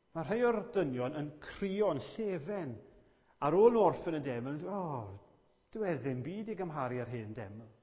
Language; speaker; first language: Welsh; native; Welsh